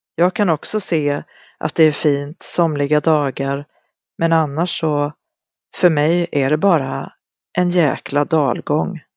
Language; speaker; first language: Swedish; native; Swedish